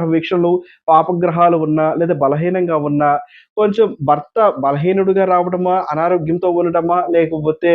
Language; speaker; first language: Telugu; native; Telugu